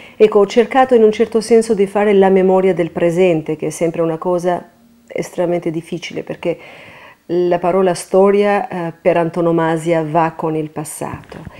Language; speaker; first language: Italian; non-native, fluent; Albanian